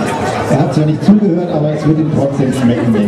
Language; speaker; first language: German; native; German